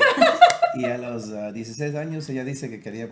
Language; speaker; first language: Spanish; native; Spanish